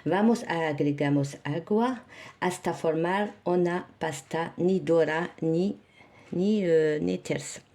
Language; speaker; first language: Spanish; non-native, learner; Arabic